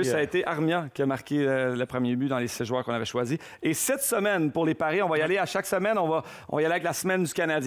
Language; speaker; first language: French; native; French